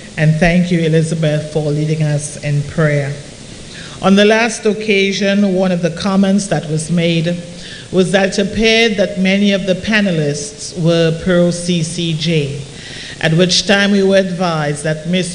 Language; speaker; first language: English; non-native, local second language; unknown